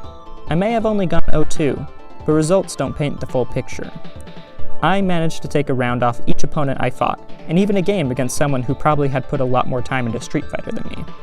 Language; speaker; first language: English; native; English